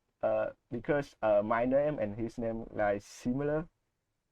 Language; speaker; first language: English; non-native, learner; Vietnamese